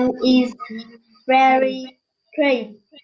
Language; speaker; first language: English; non-native, learner; Vietnamese